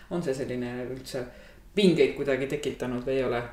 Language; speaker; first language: Estonian; native; Estonian